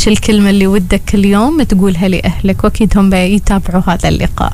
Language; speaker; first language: Arabic; native; Arabic